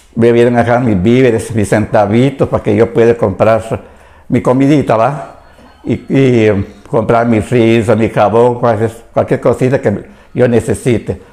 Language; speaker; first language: Spanish; native; Spanish